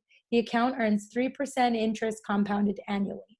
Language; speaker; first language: English; native; English